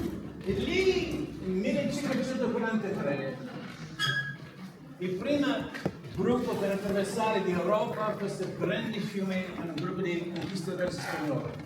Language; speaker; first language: Italian; non-native, learner; English